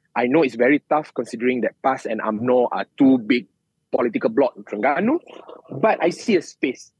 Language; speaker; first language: English; non-native, local second language; Malay